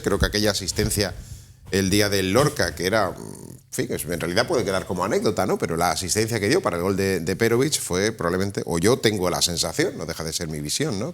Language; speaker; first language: Spanish; native; Spanish